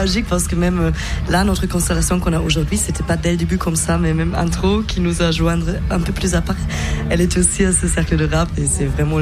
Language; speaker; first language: French; non-native, fluent; German